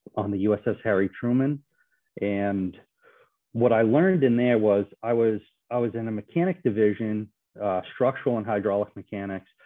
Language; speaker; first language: English; native; English